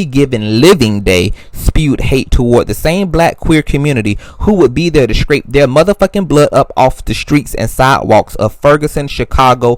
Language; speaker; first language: English; native; English